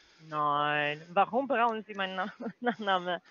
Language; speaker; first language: German; non-native, learner; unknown